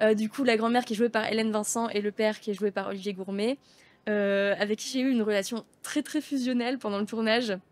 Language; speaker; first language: French; native; French